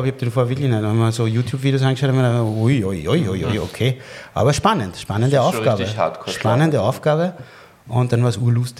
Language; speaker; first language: German; native; German